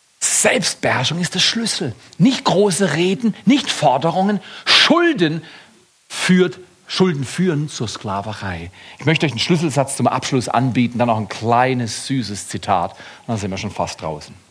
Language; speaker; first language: German; native; German